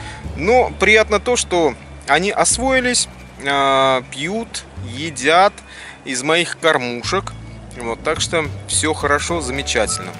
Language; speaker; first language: Russian; native; Russian